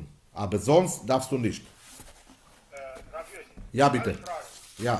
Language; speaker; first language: German; non-native, fluent; Yiddish